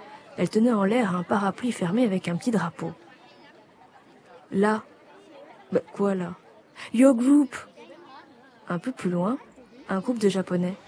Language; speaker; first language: French; native; French